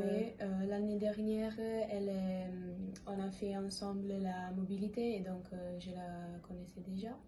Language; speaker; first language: French; non-native, learner; Italian